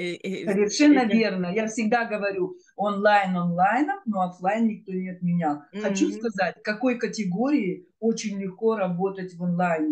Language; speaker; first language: Russian; native; Russian